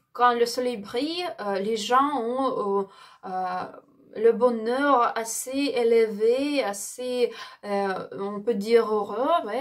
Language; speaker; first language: French; non-native, learner; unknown